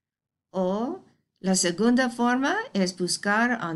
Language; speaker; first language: Spanish; non-native, fluent; English